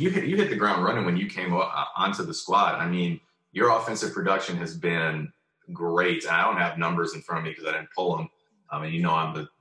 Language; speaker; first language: English; native; English